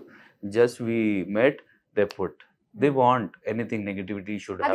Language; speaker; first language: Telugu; non-native, learner; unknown